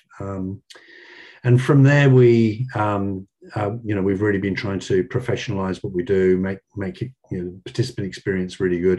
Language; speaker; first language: English; native; English